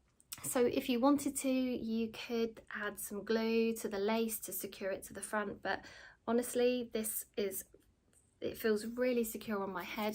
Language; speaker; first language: English; native; English